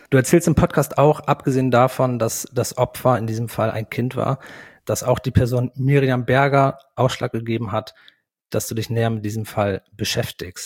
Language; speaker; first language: German; native; German